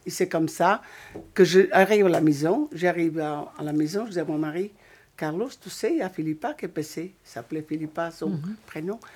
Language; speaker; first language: French; non-native, fluent; Portuguese